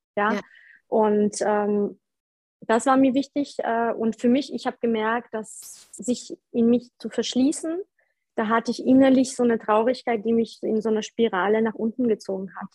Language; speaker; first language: German; early bilingual, other home language; Polish